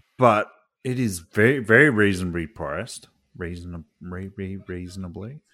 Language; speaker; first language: English; native; English